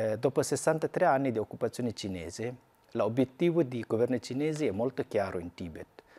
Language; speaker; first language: Italian; non-native, fluent; Tibetan